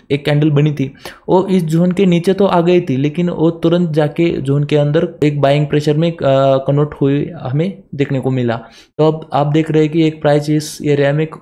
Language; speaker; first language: Hindi; non-native, local second language; Marathi